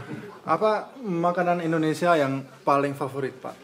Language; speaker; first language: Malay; early bilingual, heritage; Dutch